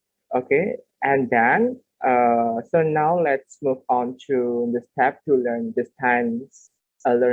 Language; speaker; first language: English; non-native, learner; Indonesian